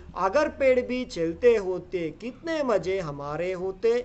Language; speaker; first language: Hindi; non-native, local second language; Telugu